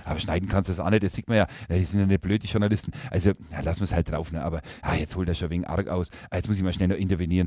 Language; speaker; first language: German; native; German